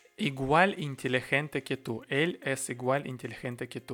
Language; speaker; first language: Spanish; non-native, learner; Russian